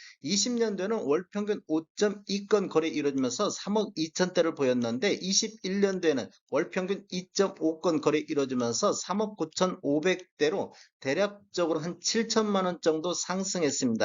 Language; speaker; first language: Korean; native; Korean